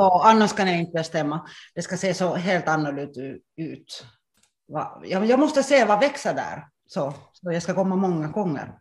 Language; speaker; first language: Swedish; non-native, local second language; Finnish